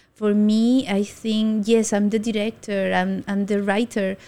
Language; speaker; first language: English; non-native, fluent; Spanish